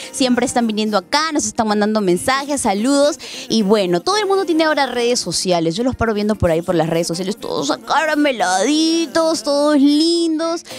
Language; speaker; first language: Spanish; native; Spanish